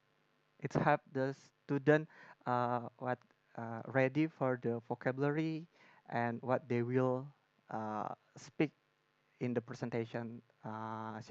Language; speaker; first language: English; non-native, learner; Indonesian